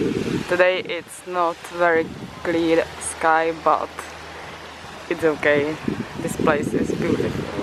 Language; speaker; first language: English; non-native, learner; Czech